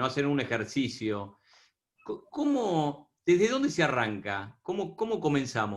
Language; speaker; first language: Spanish; native; Spanish